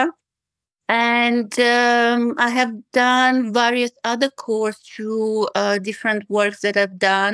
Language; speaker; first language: English; non-native, fluent; Bulgarian